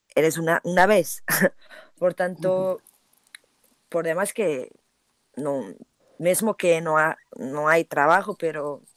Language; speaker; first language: Spanish; non-native, learner; Portuguese